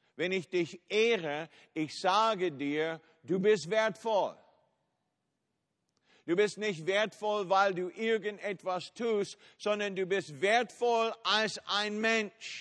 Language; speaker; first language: German; non-native, fluent; English